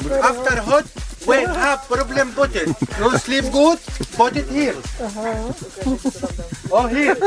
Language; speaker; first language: English; non-native, learner; Arabic